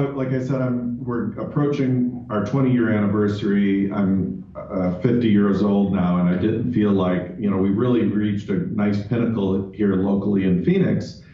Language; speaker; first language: English; native; English